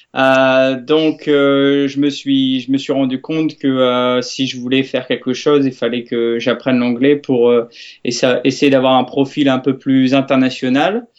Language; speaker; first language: French; native; French